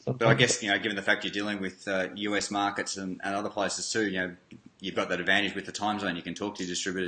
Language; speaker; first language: English; native; English